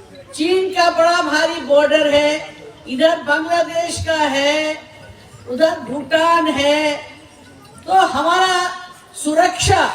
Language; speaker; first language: Hindi; non-native, local second language; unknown